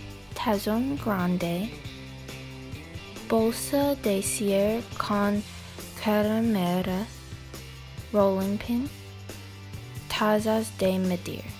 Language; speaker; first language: Spanish; non-native, learner; English